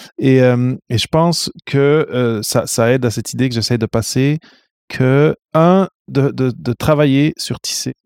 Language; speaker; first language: French; non-native, fluent; Portuguese